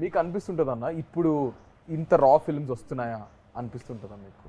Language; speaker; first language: Telugu; native; Telugu